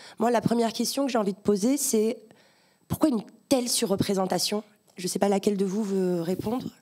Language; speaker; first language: French; native; French